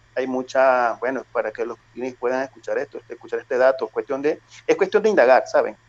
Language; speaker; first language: Spanish; native; Spanish